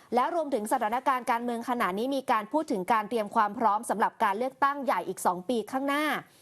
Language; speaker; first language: Thai; native; Thai